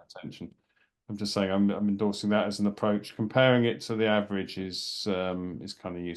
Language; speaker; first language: English; native; English